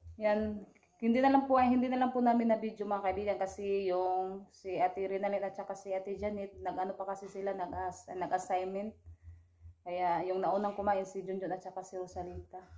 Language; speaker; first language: Filipino; non-native, local second language; Cebuano